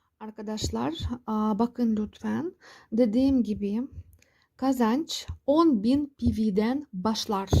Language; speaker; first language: Turkish; non-native, fluent; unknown